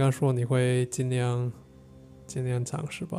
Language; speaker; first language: Chinese; non-native, learner; English